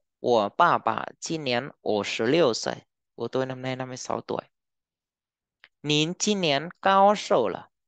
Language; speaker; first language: Chinese; non-native, fluent; Vietnamese